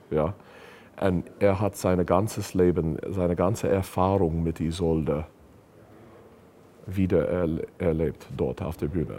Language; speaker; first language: German; non-native, learner; English